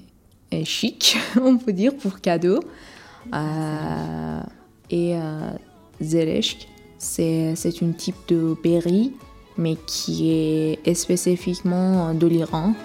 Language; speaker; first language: French; non-native, learner; Persian